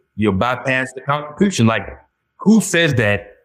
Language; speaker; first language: English; native; English